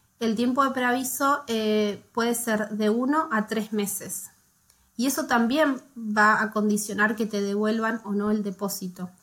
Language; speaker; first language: Spanish; native; Spanish